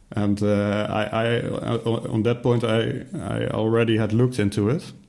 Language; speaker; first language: English; non-native, fluent; Dutch